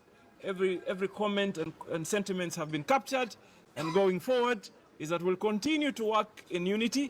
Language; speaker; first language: English; non-native, local second language; Swahili